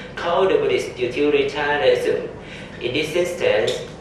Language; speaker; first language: English; non-native, learner; Thai